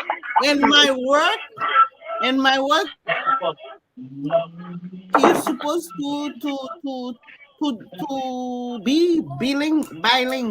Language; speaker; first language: English; non-native, learner; French